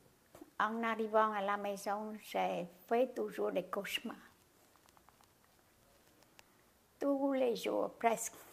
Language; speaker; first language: French; non-native, learner; Khmer